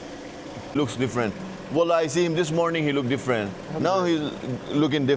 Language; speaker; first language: English; non-native, local second language; Hindi